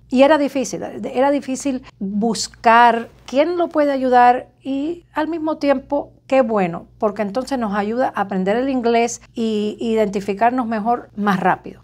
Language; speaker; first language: Spanish; native; Spanish